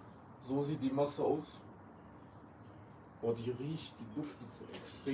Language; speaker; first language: German; early bilingual, other home language; Kurdish